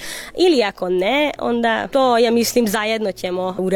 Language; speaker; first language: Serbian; non-native, local second language; Hungarian